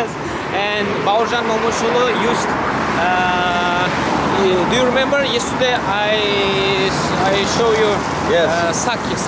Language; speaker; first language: English; non-native, learner; Kazakh